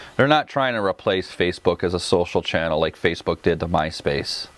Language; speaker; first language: English; native; English